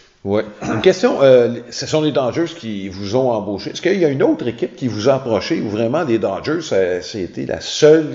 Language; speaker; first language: French; native; French